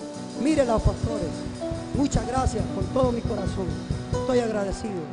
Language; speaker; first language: Spanish; native; Spanish